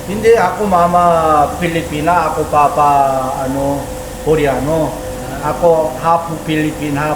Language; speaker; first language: Filipino; non-native, learner; Korean